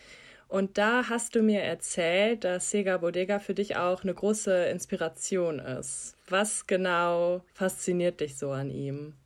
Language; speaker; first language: German; native; German